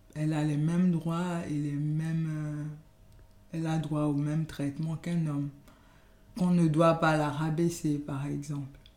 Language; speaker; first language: French; non-native, local second language; Yoruba